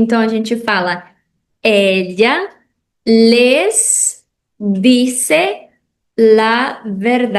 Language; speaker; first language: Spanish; non-native, fluent; Portuguese